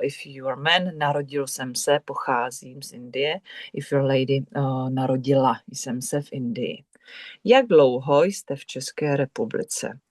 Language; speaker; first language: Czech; non-native, fluent; English